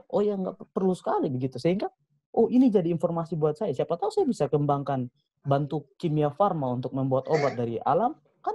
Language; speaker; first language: Indonesian; native; Indonesian